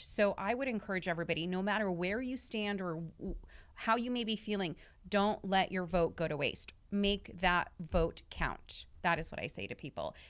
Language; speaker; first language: English; early bilingual, other home language; Russian